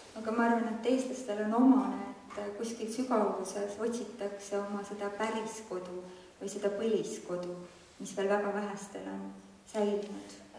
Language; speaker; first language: Estonian; native; Estonian